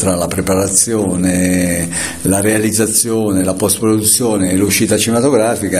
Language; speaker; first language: Italian; native; Italian